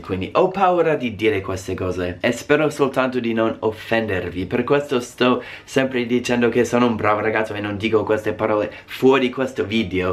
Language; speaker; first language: Italian; non-native, fluent; English